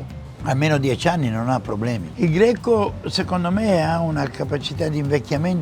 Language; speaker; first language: Italian; native; Italian